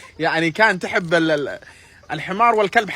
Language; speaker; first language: Arabic; native; Arabic